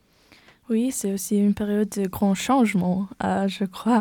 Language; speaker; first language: French; non-native, learner; German